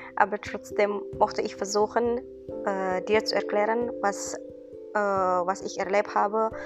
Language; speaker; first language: German; non-native, fluent; Indonesian